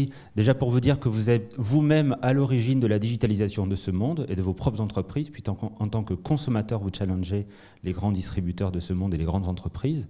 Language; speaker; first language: French; native; French